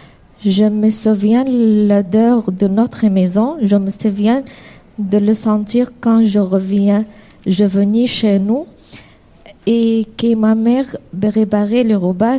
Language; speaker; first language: French; non-native, learner; Arabic